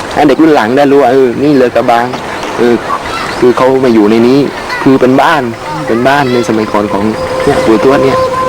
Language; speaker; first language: Thai; non-native, local second language; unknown